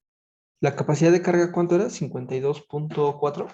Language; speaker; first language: Spanish; native; Spanish